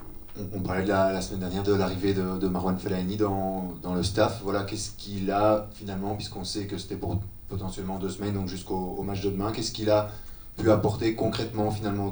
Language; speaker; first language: French; native; French